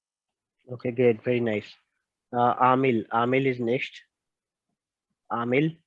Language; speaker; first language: English; non-native, local second language; Hindi